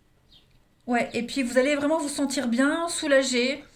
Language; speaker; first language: French; native; French